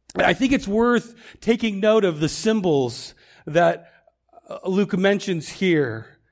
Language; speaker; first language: English; native; English